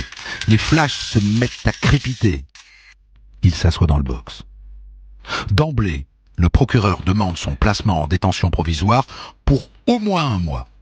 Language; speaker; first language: French; native; French